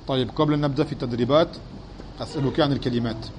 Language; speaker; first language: Arabic; non-native, fluent; French